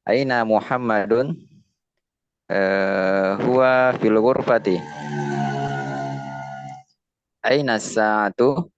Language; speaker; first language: Arabic; non-native, learner; Indonesian